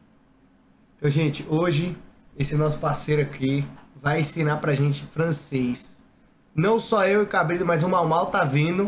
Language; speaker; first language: Portuguese; native; Portuguese